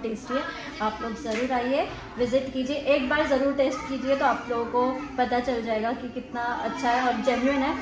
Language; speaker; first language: Hindi; native; Hindi